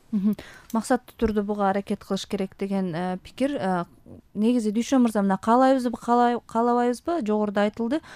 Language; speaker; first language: Kyrgyz; native; Kyrgyz